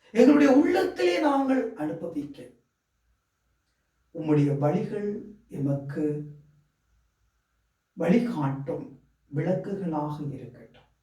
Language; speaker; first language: Tamil; native; Tamil